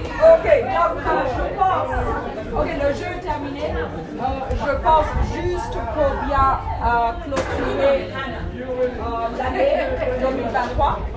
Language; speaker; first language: French; non-native, fluent; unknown